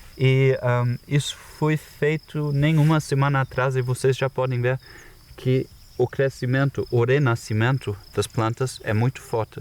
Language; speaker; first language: Portuguese; non-native, fluent; German